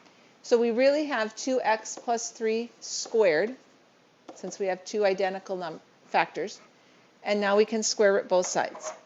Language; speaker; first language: English; native; English